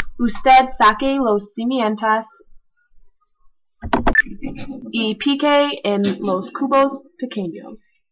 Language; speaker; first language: Spanish; non-native, learner; English